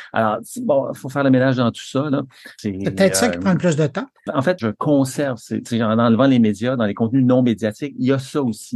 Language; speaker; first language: French; native; French